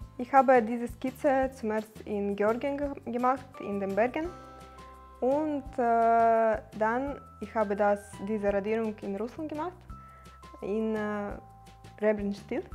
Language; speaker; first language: German; non-native, learner; Russian